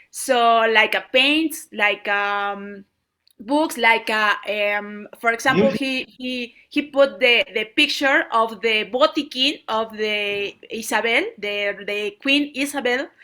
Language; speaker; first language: English; non-native, learner; Spanish